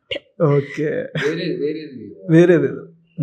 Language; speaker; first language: Telugu; native; Telugu